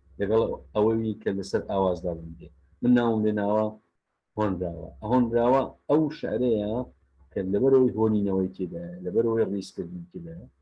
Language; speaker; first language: Central Kurdish; native; Central Kurdish